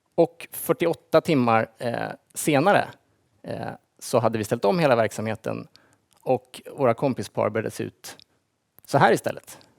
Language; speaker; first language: Swedish; native; Swedish